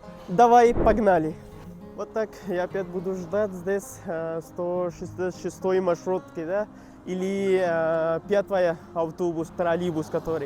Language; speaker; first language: Russian; non-native, learner; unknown